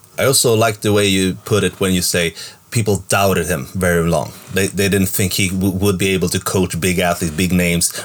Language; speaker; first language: English; non-native, fluent; Swedish